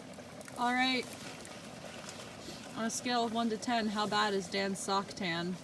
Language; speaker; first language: English; native; English